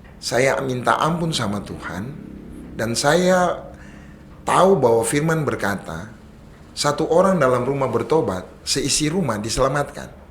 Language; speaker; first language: Indonesian; native; Indonesian